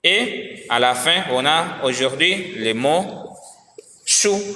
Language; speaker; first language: French; non-native, learner; Spanish